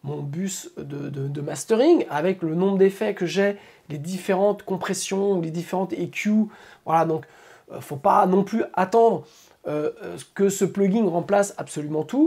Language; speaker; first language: French; native; French